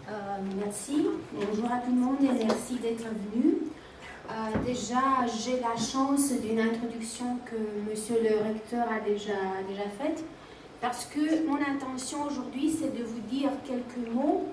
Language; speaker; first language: French; non-native, fluent; Romanian